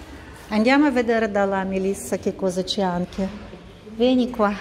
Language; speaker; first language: Italian; non-native, learner; Russian